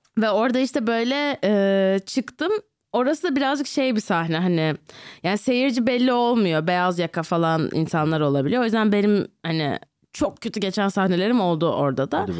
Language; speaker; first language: Turkish; native; Turkish